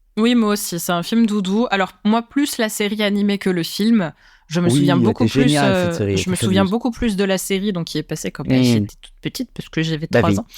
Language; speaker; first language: French; native; French